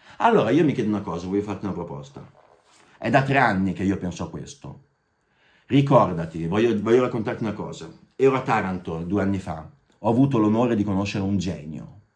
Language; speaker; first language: Italian; native; Italian